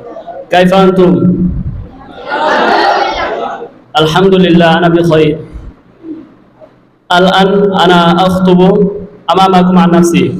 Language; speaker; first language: Arabic; non-native, learner; Bangla